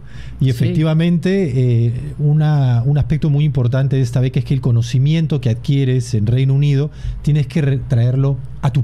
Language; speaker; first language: Spanish; native; Spanish